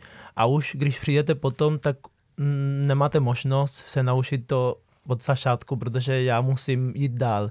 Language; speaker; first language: Czech; non-native, fluent; Spanish